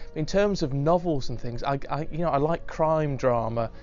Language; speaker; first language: English; native; English